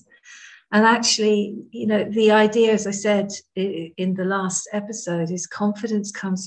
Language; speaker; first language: English; native; English